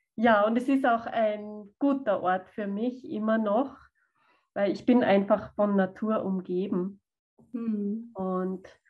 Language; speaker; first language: German; native; German